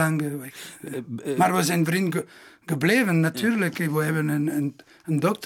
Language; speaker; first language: Dutch; non-native, local second language; Italian